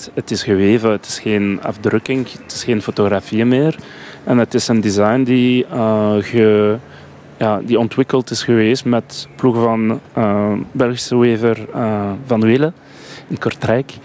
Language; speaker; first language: Dutch; non-native, local second language; French